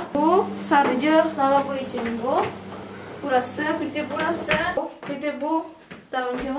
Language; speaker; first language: Turkish; non-native, learner; Indonesian